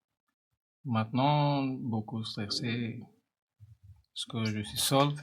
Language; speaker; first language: French; non-native, learner; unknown